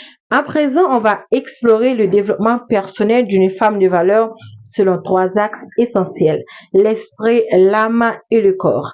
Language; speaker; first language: French; non-native, local second language; Haitian Creole